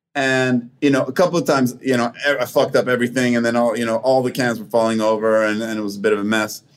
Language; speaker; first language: English; non-native, fluent; Swedish